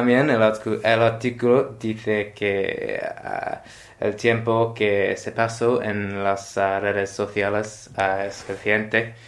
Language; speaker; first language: Spanish; non-native, learner; English